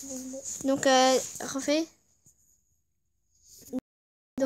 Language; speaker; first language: French; native; French